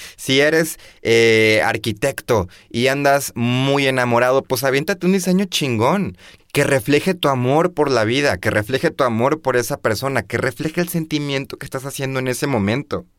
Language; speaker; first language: Spanish; native; Spanish